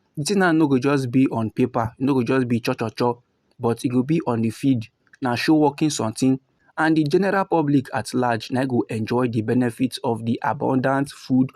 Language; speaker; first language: Nigerian Pidgin; native; Nigerian Pidgin